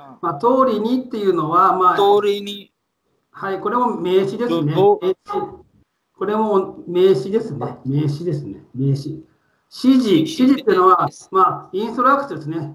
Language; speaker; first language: Japanese; non-native, fluent; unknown